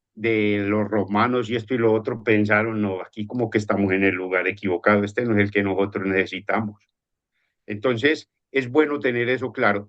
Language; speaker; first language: Spanish; native; Spanish